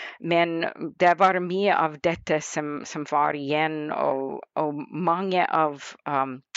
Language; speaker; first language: Norwegian; non-native, fluent; English